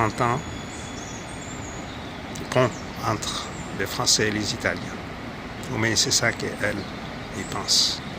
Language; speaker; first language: French; non-native, fluent; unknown